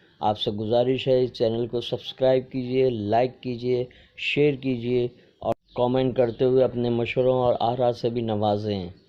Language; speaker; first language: Urdu; native; Urdu